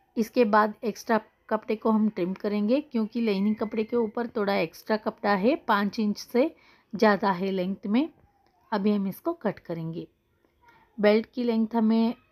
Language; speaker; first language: Hindi; non-native, local second language; Kannada